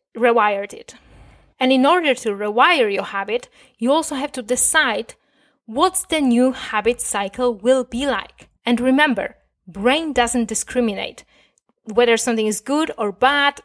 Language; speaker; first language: English; non-native, fluent; Polish